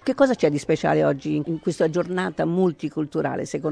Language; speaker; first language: Italian; native; Italian